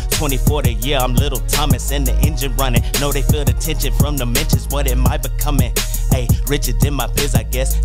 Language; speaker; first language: English; native; English